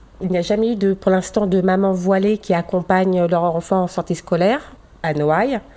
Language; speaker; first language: French; native; French